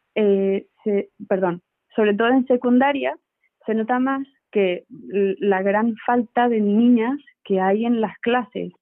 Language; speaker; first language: Spanish; native; Spanish